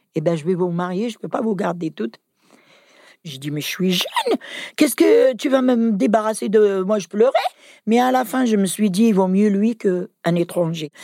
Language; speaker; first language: French; non-native, local second language; Kabyle